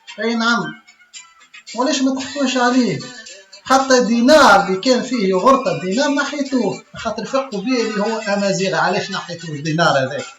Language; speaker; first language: Arabic; native; Arabic